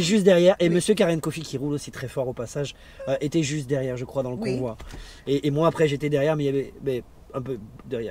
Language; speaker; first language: French; native; French